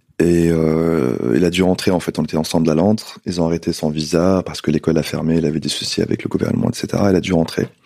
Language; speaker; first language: French; non-native, local second language; Arabic